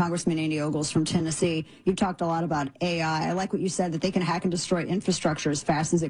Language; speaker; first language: English; native; English